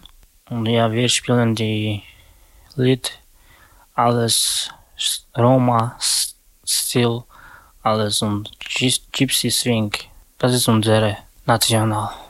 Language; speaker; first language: German; non-native, learner; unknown